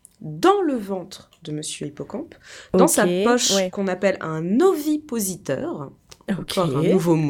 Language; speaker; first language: French; native; French